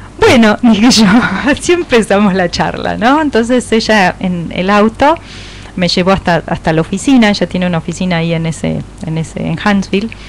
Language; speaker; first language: Spanish; native; Spanish